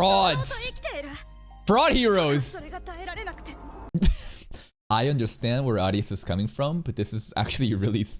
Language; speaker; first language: English; native; English